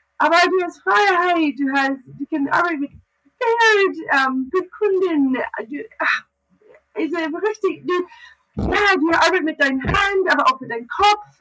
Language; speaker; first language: German; non-native, learner; English